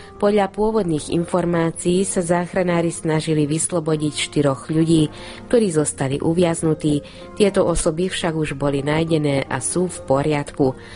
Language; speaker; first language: Slovak; non-native, local second language; Hungarian